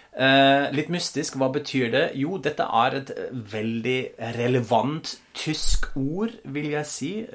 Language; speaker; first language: Norwegian; non-native, fluent; German